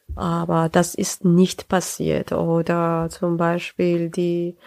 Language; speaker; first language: German; non-native, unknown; Persian